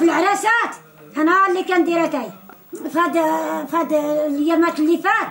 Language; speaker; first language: Arabic; non-native, local second language; Central Atlas Tamazight